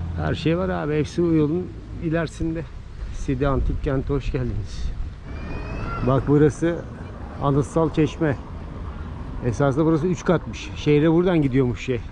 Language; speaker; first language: Turkish; native; Turkish